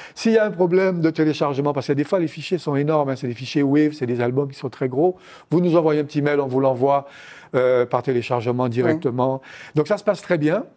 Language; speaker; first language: French; native; French